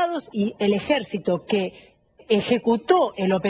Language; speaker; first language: Spanish; native; Spanish